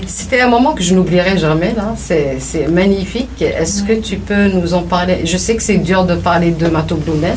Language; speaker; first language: French; non-native, local second language; Kabyle